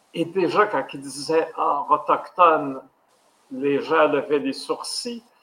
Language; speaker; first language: French; native; French